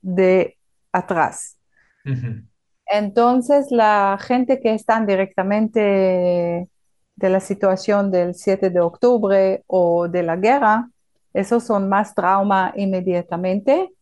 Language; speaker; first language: Spanish; non-native, fluent; Hebrew